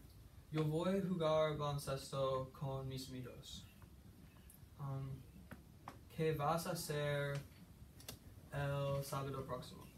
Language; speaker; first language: Spanish; non-native, learner; English